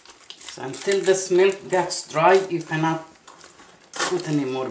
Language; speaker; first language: English; non-native, learner; Portuguese